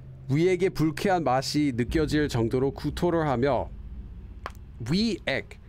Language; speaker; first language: Korean; non-native, fluent; English